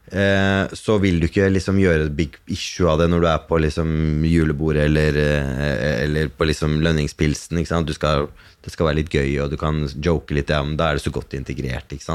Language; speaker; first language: Norwegian; early bilingual, other home language; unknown